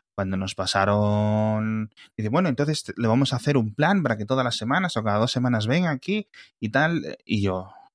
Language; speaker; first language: Spanish; native; Spanish